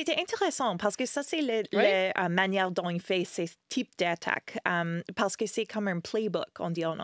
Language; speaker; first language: French; non-native, fluent; English